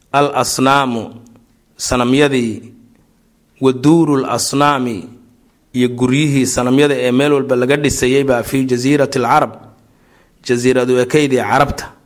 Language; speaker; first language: Somali; native; Somali